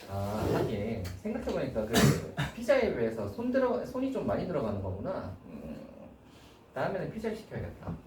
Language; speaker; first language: Korean; native; Korean